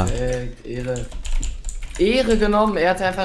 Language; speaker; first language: German; native; German